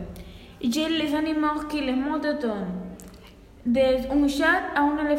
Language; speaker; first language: French; non-native, learner; Spanish